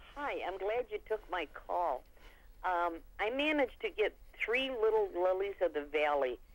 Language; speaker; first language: English; native; English